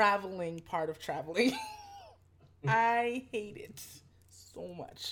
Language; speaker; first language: English; native; English